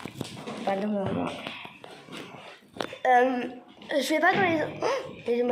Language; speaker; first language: French; native; French